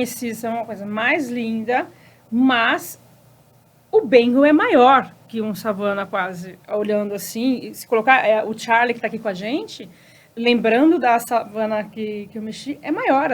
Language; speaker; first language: Portuguese; native; Portuguese